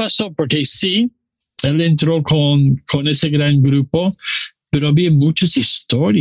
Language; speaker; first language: Spanish; non-native, learner; English